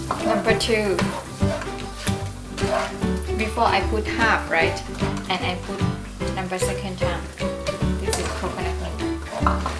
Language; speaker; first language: English; non-native, learner; Thai